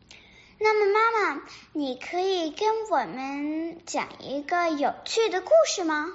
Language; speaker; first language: Chinese; early bilingual, other home language; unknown